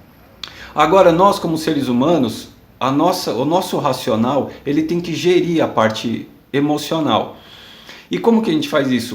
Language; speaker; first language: Portuguese; native; Portuguese